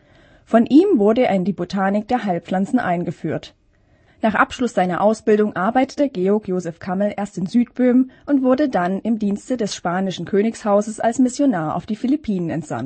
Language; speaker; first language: German; native; German